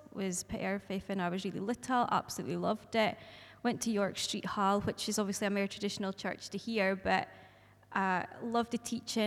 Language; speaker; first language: English; native; English